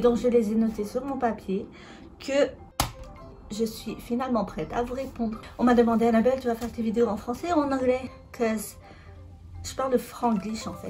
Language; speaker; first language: French; native; French